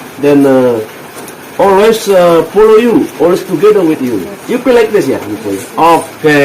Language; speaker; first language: English; non-native, learner; Indonesian